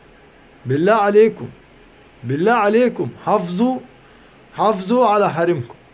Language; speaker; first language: Arabic; native; Arabic